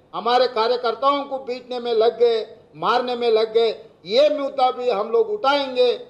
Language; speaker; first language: Hindi; non-native, local second language; Telugu